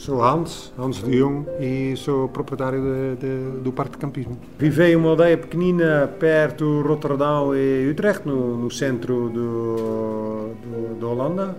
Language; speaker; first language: Portuguese; non-native, learner; Dutch